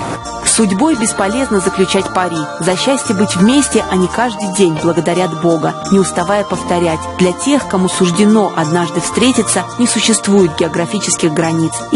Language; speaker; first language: Russian; native; Russian